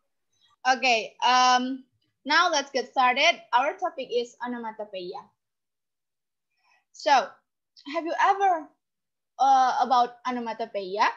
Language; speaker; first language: English; non-native, learner; Indonesian